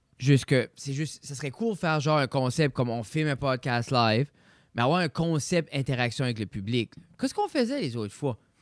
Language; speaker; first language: French; native; French